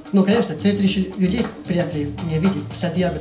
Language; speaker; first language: Russian; early bilingual, heritage; English